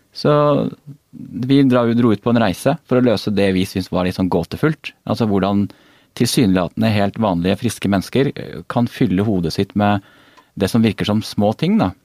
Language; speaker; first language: Norwegian; native; Norwegian